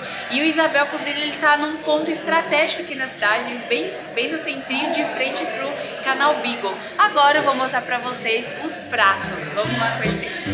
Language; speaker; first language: Portuguese; native; Portuguese